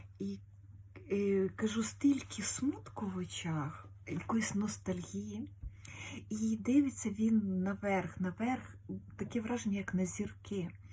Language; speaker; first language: Ukrainian; native; Ukrainian